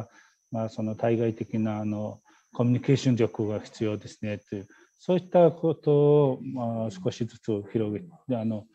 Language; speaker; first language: Japanese; non-native, fluent; Mongolian